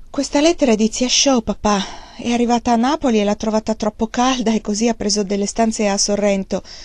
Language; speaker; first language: Italian; native; Italian